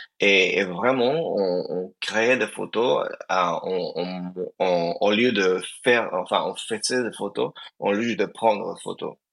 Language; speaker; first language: French; non-native, fluent; Spanish